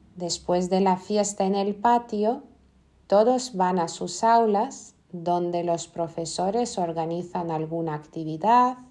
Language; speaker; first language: Spanish; non-native, fluent; Lithuanian